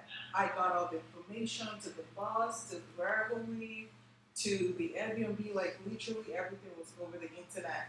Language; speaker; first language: English; non-native, local second language; Igbo